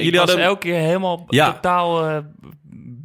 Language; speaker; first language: Dutch; native; Dutch